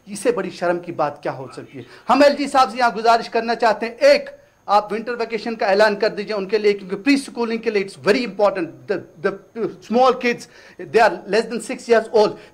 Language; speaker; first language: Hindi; non-native, local second language; Kashmiri